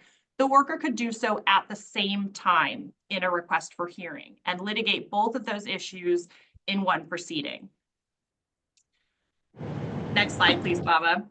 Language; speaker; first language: English; native; English